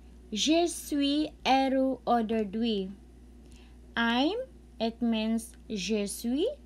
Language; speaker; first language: French; non-native, learner; Cebuano